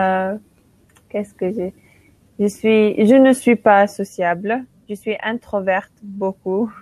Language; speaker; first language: French; non-native, local second language; Arabic